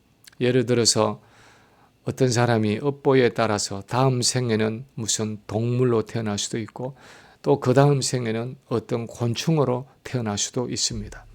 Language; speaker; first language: Korean; native; Korean